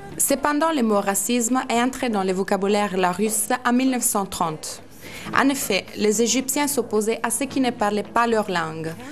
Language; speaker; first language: French; non-native, fluent; Italian